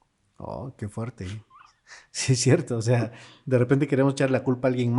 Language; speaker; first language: Spanish; native; Spanish